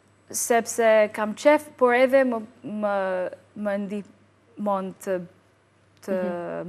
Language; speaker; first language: Albanian; non-native, learner; English